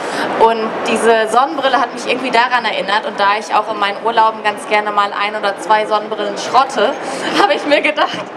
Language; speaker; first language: German; native; German